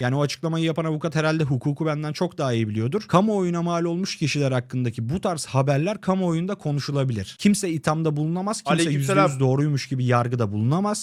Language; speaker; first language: Turkish; native; Turkish